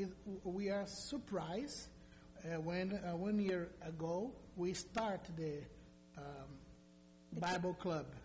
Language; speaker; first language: English; non-native, learner; Portuguese